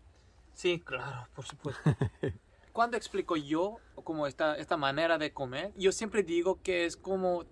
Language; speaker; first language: Spanish; non-native, fluent; Korean